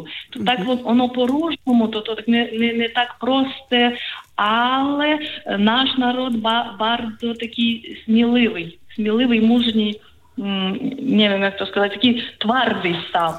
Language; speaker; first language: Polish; non-native, learner; Ukrainian